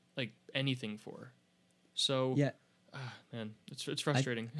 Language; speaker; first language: English; native; English